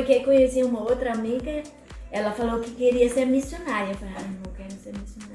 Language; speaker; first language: Portuguese; non-native, fluent; German